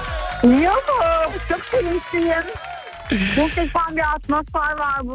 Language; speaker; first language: Turkish; early bilingual, other home language; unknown